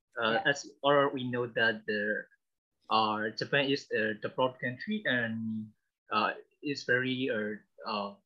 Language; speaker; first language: English; non-native, learner; Burmese